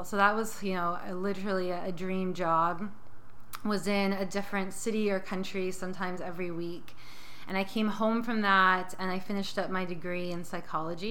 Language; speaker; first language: English; native; English